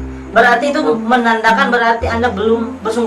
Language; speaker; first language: Indonesian; non-native, local second language; Javanese